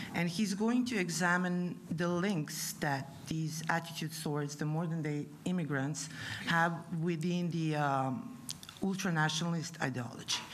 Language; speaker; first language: English; non-native, fluent; Italian